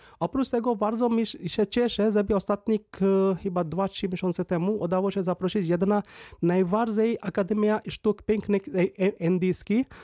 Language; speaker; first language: Polish; non-native, fluent; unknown